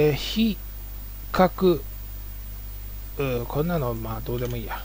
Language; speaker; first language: Japanese; native; Japanese